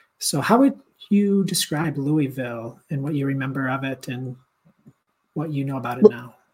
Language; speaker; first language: English; native; English